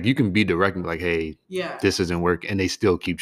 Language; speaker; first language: English; native; English